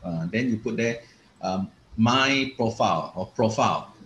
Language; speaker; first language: English; non-native, local second language; Malay